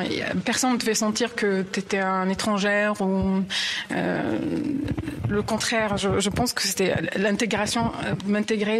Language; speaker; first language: French; non-native, local second language; Arabic